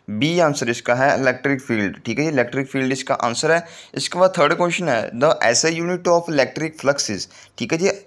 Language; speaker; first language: Hindi; non-native, local second language; Punjabi